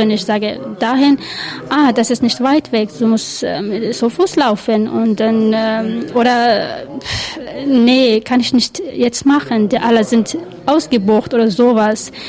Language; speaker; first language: German; non-native, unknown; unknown